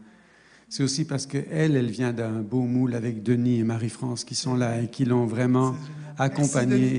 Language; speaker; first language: French; native; French